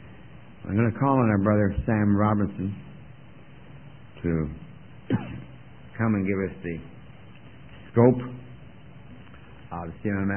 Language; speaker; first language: English; native; English